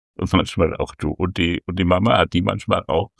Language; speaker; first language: German; native; German